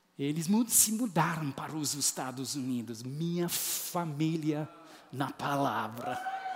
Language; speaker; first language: Portuguese; non-native, fluent; English